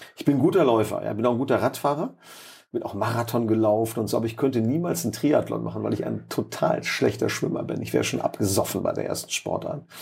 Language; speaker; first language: German; native; German